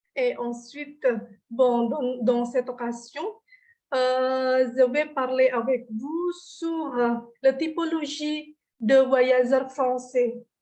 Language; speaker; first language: French; non-native, fluent; Indonesian